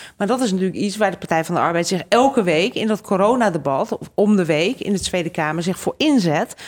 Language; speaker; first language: Dutch; native; Dutch